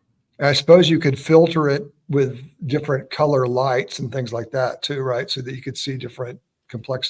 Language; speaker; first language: English; native; English